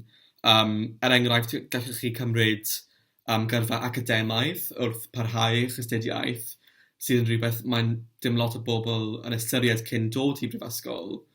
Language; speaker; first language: Welsh; non-native, local second language; English